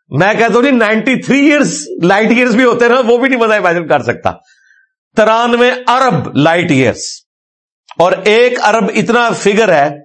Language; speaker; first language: Urdu; non-native, local second language; Punjabi